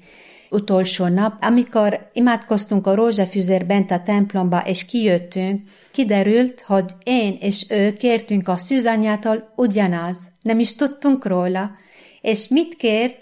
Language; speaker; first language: Hungarian; non-native, fluent; Arabic